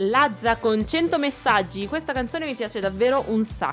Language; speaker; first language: Italian; native; Italian